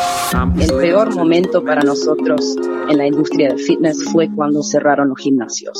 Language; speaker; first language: Spanish; native; Spanish